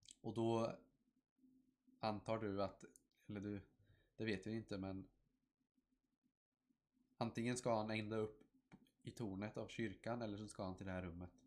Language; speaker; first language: Swedish; native; Swedish